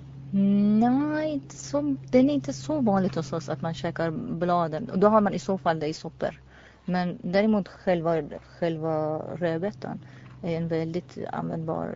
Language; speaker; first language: Swedish; non-native, fluent; Persian